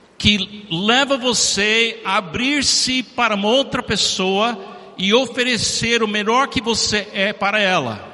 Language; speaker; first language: Portuguese; non-native, fluent; English